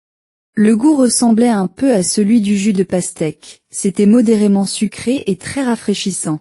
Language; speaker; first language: French; non-native, learner; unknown